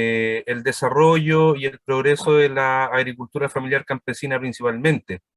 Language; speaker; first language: Spanish; native; Spanish